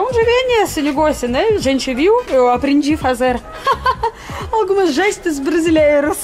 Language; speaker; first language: Portuguese; non-native, fluent; Russian